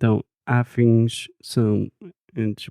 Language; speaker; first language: Portuguese; non-native, fluent; English